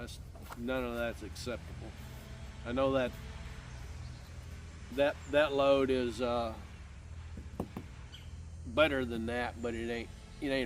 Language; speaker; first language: English; native; English